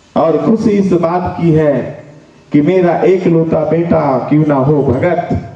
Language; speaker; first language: Hindi; non-native, local second language; Marathi